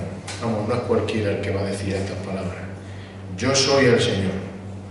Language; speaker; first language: Spanish; native; Spanish